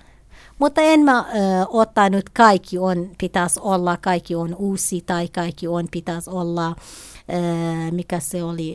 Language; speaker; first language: Finnish; non-native, learner; Kurdish